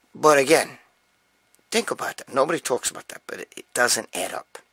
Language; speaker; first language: English; native; English